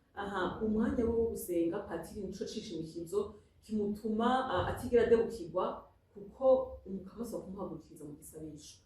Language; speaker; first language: Rundi; native; Rundi